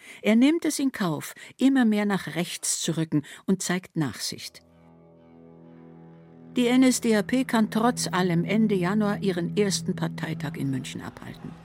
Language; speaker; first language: German; native; German